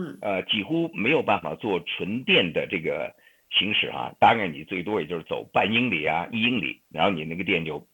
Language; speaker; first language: Chinese; native; Chinese